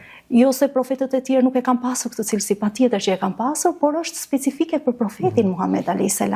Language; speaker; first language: Albanian; native; Albanian